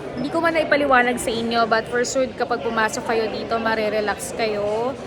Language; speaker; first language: Filipino; native; Filipino